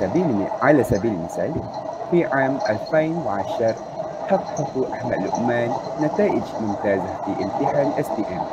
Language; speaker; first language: Arabic; non-native, learner; Malay